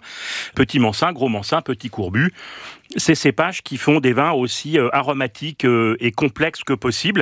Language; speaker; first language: French; native; French